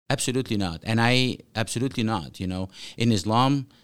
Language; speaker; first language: English; non-native, fluent; Arabic